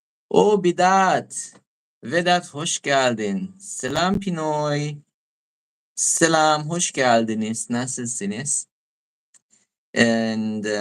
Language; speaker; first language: Turkish; non-native, learner; Filipino